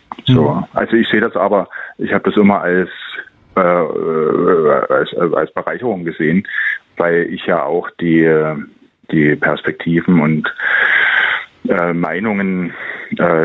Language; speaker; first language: German; native; German